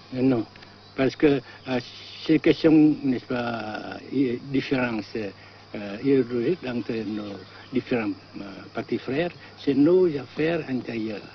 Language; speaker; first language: French; non-native, local second language; Vietnamese